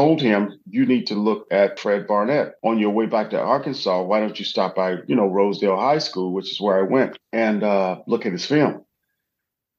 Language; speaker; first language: English; native; English